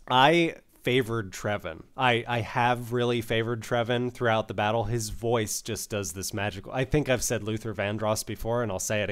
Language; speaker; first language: English; native; English